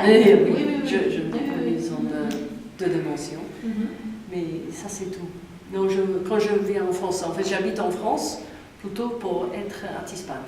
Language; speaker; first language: French; non-native, learner; English